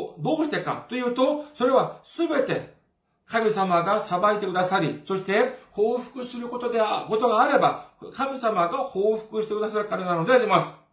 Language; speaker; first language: Japanese; non-native, fluent; Korean